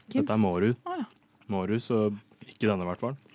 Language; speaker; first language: Norwegian; early bilingual, other home language; Vietnamese